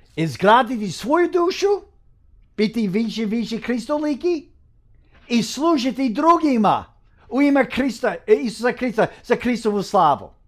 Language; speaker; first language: Croatian; early bilingual, heritage; Croatian